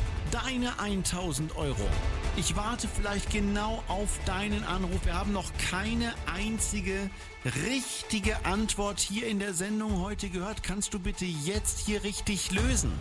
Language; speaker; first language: German; native; German